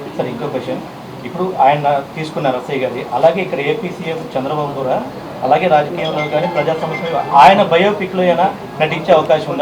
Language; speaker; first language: Telugu; native; Telugu